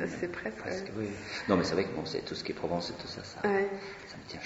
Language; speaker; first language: French; non-native, fluent; Swedish